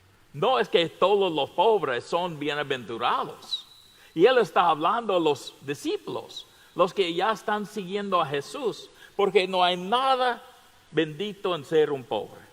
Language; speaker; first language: Spanish; non-native, fluent; English